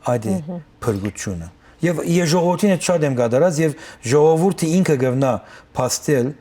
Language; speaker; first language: Armenian; early bilingual, heritage; Armenian